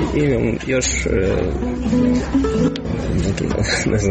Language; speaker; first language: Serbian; non-native, learner; Russian